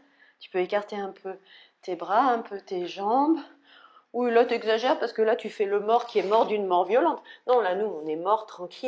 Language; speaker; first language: French; native; French